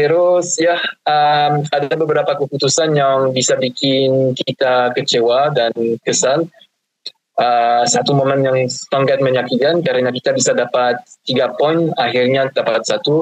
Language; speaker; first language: Indonesian; non-native, fluent; French